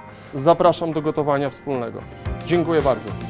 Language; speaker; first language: Polish; native; Polish